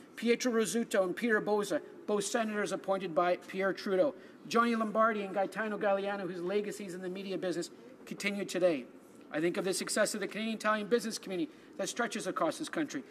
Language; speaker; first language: English; early bilingual, other home language; Italian